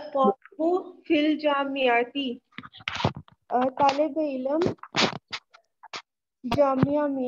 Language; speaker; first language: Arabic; non-native, learner; Urdu